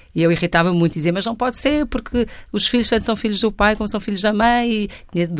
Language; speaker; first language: Portuguese; native; Portuguese